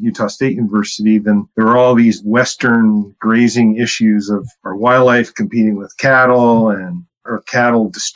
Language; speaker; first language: English; native; English